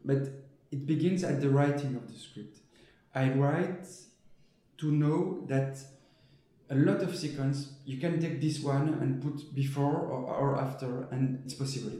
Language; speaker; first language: English; non-native, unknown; French